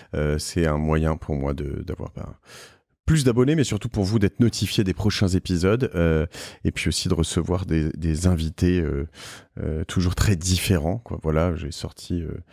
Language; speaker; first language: French; native; French